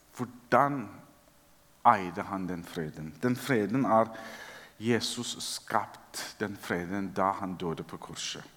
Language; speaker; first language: Norwegian; non-native, fluent; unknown